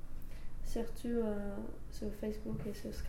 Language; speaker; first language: French; non-native, fluent; English